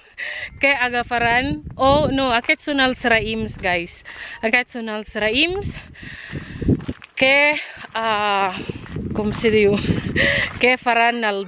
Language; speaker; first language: Catalan; non-native, learner; Filipino